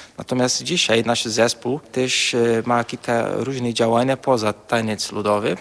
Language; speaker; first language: Polish; early bilingual, heritage; Polish